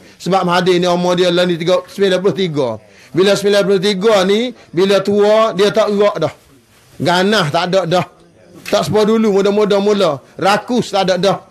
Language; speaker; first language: Malay; native; Malay